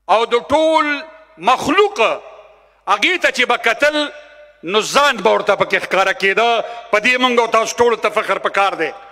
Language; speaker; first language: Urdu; non-native, local second language; Pashto